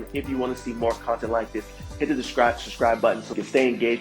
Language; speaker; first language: English; native; English